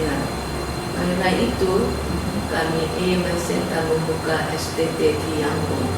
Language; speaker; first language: Indonesian; non-native, learner; Korean